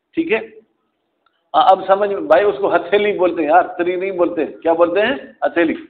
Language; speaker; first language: Urdu; non-native, local second language; Sindhi